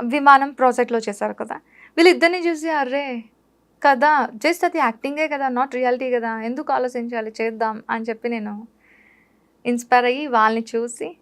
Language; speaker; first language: Telugu; native; Telugu